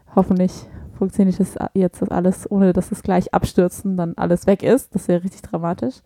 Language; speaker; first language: German; early bilingual, other home language; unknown